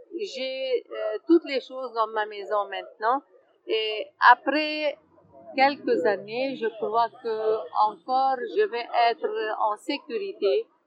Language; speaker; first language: French; non-native, fluent; Arabic